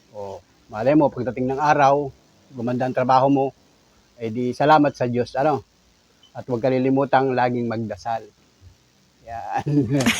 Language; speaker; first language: Filipino; native; Filipino